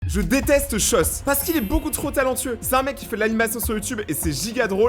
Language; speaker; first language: French; native; French